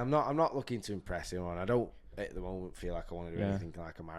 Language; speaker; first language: English; native; English